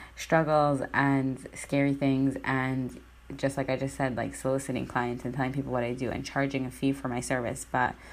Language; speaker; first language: English; native; English